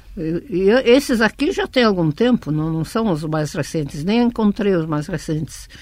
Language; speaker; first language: Portuguese; early bilingual, other home language; Russian